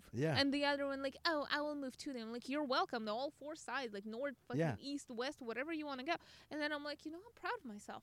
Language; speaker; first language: English; non-native, fluent; Russian